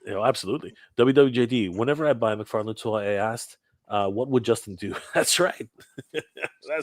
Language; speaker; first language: English; native; English